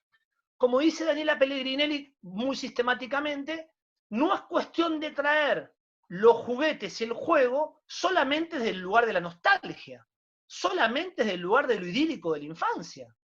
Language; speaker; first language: Spanish; native; Spanish